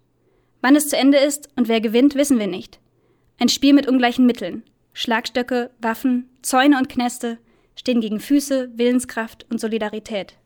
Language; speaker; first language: German; native; German